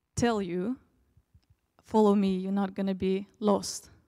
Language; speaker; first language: English; early bilingual, other home language; Russian